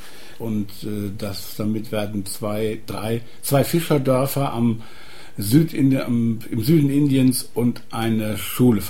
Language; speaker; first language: German; native; German